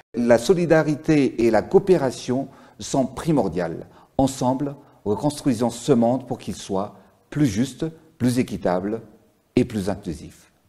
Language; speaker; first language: French; non-native, local second language; Malagasy